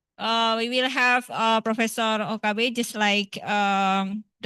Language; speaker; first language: English; non-native, fluent; Indonesian